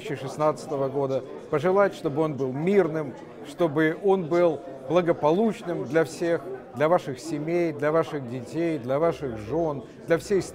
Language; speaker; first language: Russian; native; Russian